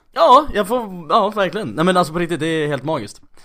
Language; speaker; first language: Swedish; native; Swedish